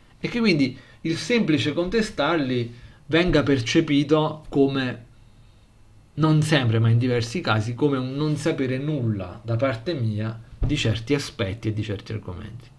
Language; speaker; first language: Italian; native; Italian